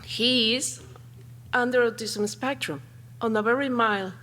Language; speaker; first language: English; non-native, fluent; Spanish